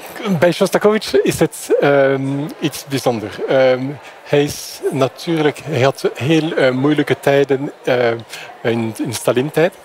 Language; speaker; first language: Dutch; non-native, fluent; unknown